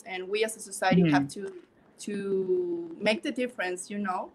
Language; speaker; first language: English; non-native, learner; Spanish